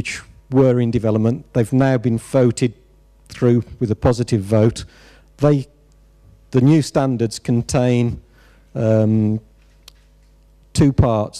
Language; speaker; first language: English; native; English